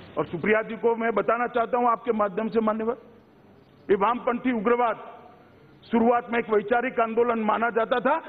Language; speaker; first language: Hindi; non-native, local second language; Gujarati